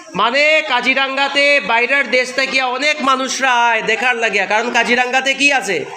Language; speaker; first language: Bangla; native; Bangla